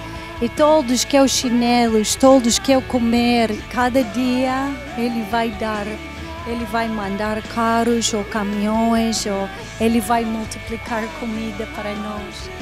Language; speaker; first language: Portuguese; non-native, learner; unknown